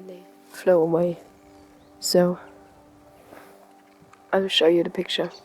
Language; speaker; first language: English; non-native, learner; German